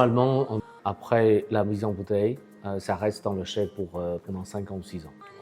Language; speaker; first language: French; non-native, fluent; Chinese